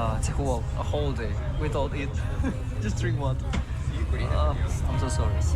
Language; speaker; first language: English; non-native, learner; Indonesian